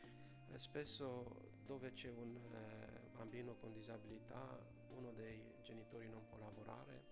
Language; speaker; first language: Italian; non-native, fluent; Romanian